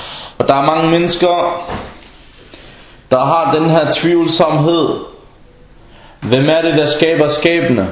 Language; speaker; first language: Danish; non-native, fluent; Arabic